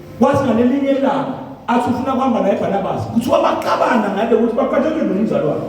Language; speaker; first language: Zulu; non-native, local second language; Swati